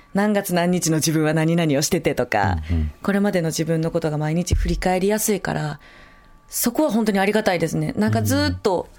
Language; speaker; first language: Japanese; native; Japanese